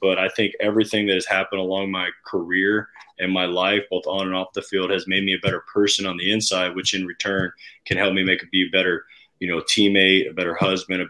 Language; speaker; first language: English; native; English